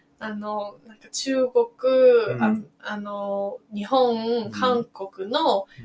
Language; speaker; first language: Japanese; non-native, fluent; Chinese